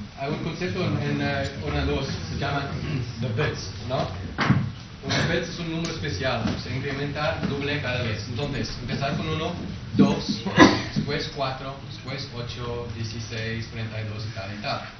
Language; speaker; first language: Spanish; non-native, learner; English